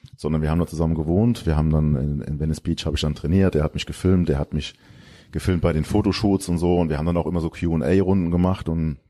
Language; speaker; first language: German; native; German